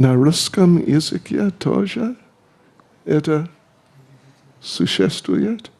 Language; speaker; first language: Russian; non-native, learner; English